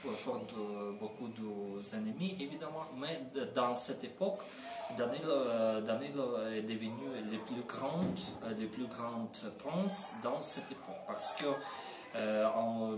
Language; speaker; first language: French; non-native, learner; Ukrainian